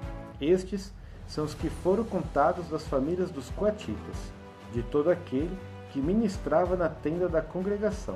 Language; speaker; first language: Portuguese; native; Portuguese